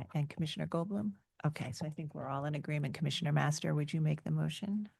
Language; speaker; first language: English; native; English